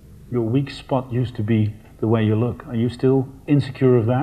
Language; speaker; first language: English; non-native, fluent; Dutch